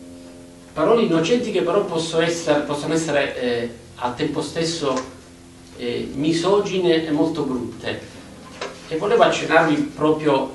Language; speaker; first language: Italian; native; Italian